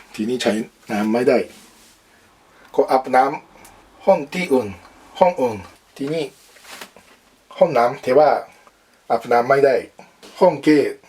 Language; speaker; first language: Thai; non-native, learner; Japanese